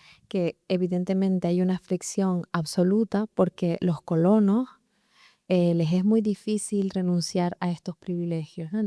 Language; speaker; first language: Spanish; native; Spanish